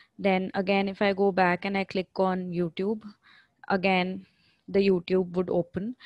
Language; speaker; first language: English; non-native, local second language; Hindi